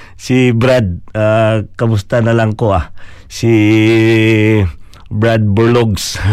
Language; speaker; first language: Filipino; non-native, local second language; Cebuano